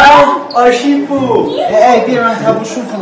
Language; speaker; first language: Chinese; non-native, learner; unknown